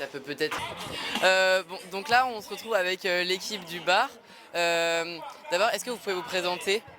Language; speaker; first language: French; native; French